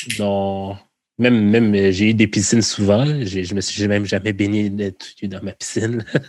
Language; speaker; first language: French; native; French